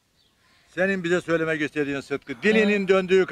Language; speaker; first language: Turkish; native; Turkish